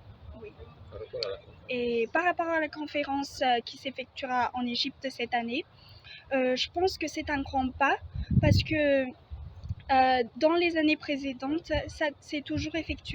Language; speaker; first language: French; non-native, local second language; Malagasy